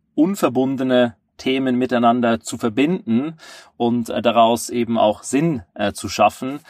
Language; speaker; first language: German; native; German